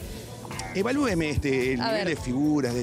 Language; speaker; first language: Spanish; native; Spanish